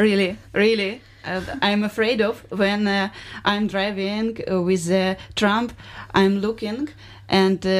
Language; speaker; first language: English; non-native, learner; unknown